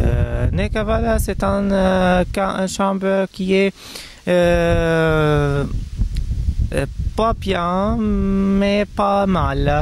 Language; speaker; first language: French; non-native, learner; Arabic